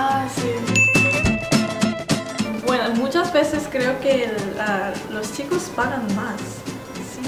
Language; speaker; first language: Spanish; non-native, fluent; Korean